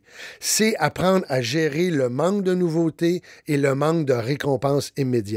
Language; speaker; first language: French; native; French